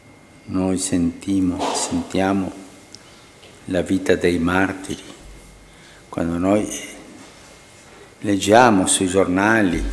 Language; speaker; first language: Italian; non-native, fluent; Spanish